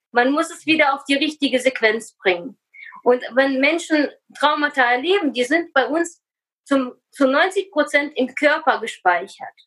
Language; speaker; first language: German; early bilingual, other home language; Russian